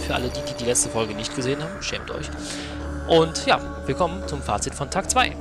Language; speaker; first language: German; native; German